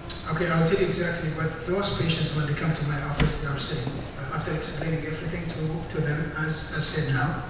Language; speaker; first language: English; non-native, fluent; Arabic